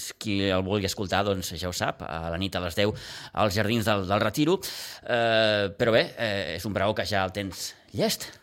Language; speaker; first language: Catalan; native; Catalan